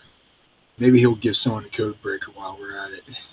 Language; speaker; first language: English; native; English